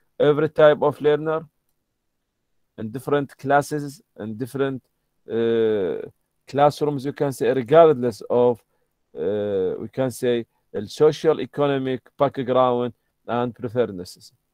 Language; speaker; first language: English; non-native, fluent; Arabic